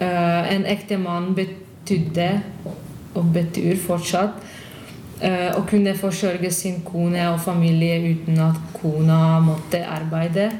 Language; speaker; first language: Norwegian; non-native, fluent; Hungarian